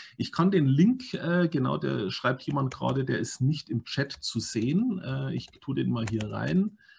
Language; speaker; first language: German; native; German